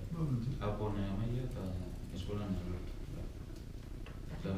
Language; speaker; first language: Basque; native; Basque